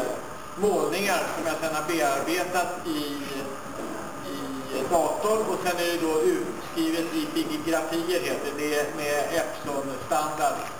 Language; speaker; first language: Swedish; native; Swedish